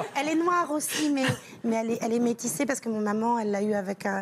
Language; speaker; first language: French; native; French